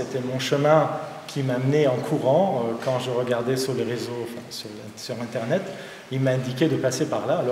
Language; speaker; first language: French; non-native, local second language; Armenian